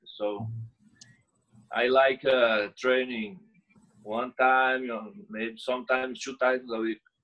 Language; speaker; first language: English; non-native, learner; Portuguese